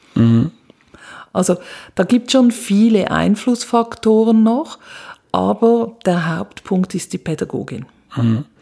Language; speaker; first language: German; native; German